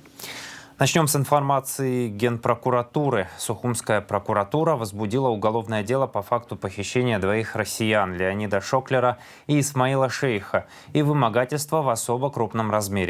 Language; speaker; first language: Russian; native; Russian